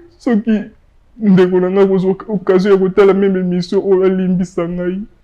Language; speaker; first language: Lingala; non-native, local second language; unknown